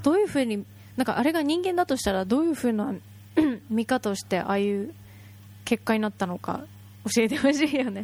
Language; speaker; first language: Japanese; native; Japanese